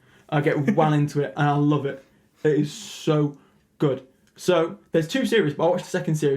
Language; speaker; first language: English; native; English